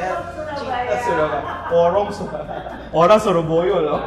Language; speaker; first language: Indonesian; non-native, learner; Filipino